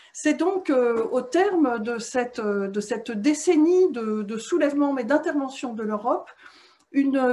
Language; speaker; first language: French; native; French